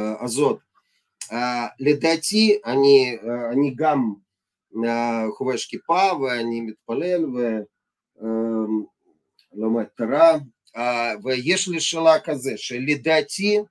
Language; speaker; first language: Hebrew; non-native, fluent; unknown